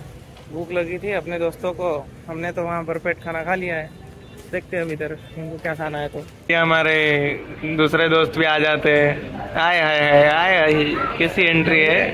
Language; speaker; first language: Hindi; native; Hindi